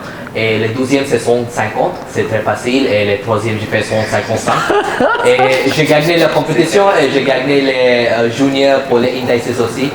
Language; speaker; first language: French; non-native, learner; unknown